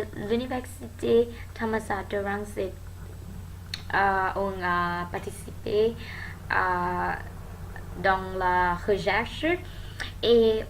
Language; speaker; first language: French; non-native, learner; Thai